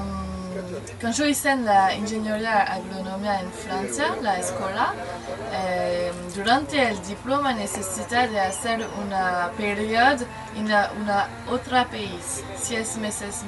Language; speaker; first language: Spanish; non-native, learner; French